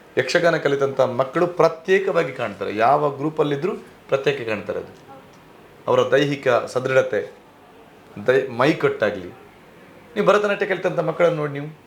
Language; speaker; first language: Kannada; non-native, local second language; Tulu